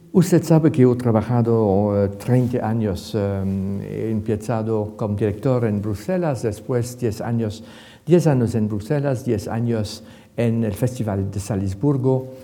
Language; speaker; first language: Spanish; non-native, fluent; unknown